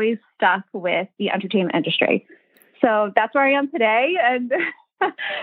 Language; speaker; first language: English; native; English